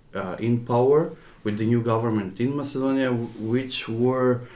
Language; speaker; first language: English; non-native, fluent; Macedonian